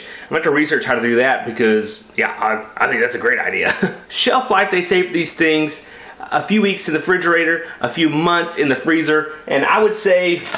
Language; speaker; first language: English; native; English